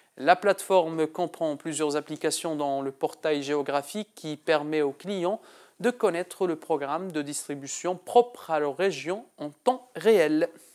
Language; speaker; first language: French; non-native, local second language; Arabic